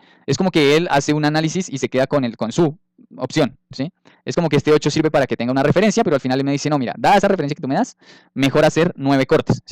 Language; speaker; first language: Spanish; native; Spanish